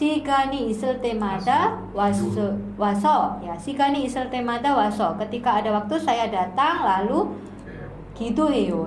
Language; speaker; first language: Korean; non-native, fluent; Indonesian